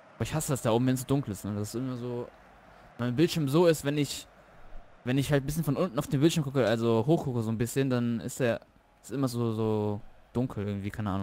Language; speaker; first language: German; native; German